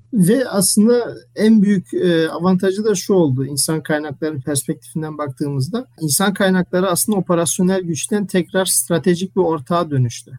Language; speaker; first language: Turkish; early bilingual, heritage; Turkish